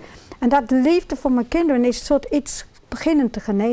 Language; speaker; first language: Dutch; non-native, fluent; English